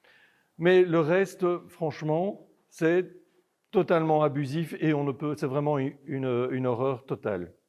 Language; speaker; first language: French; native; French